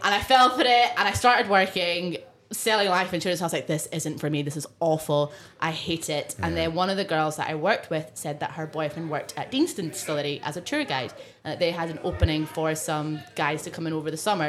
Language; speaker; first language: English; non-native, local second language; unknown